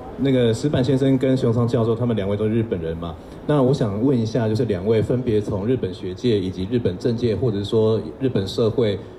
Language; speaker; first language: Chinese; native; Chinese